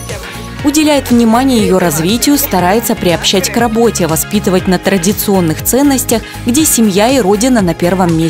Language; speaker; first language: Russian; native; Russian